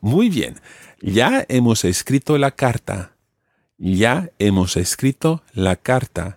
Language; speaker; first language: Spanish; non-native, fluent; English